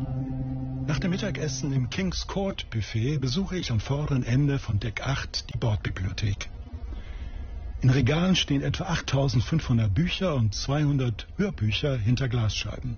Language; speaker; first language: German; native; German